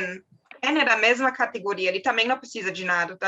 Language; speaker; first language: Portuguese; non-native, fluent; German